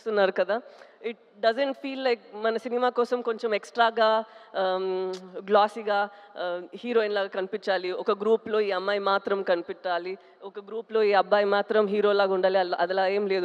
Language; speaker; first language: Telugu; non-native, local second language; Tamil